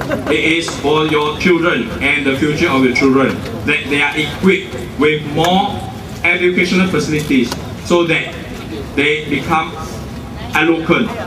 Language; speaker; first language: English; non-native, local second language; Chinese